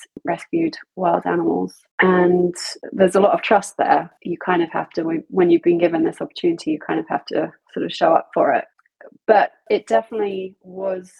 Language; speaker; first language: English; native; English